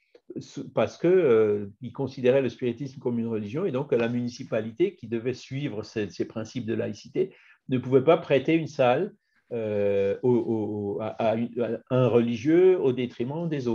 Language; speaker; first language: French; native; French